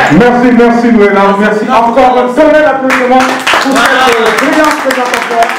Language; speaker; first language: French; non-native, local second language; Lingala